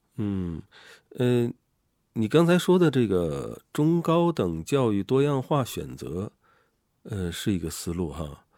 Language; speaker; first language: Chinese; native; Chinese